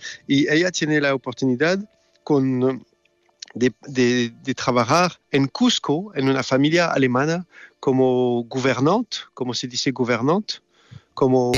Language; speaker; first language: Spanish; non-native, learner; French